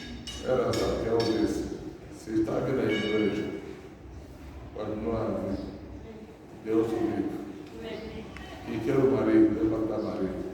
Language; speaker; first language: Portuguese; non-native, learner; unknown